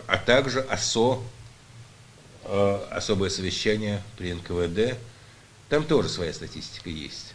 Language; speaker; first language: Russian; native; Russian